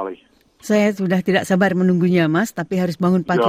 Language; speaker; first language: Indonesian; native; Indonesian